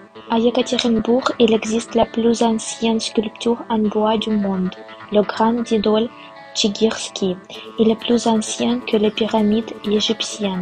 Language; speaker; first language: French; non-native, fluent; Russian